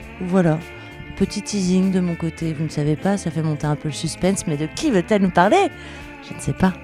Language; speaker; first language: French; native; French